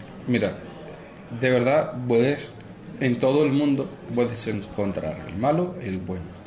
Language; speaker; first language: Spanish; non-native, fluent; Arabic